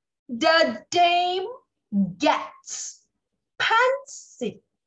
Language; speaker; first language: English; non-native, local second language; Chinese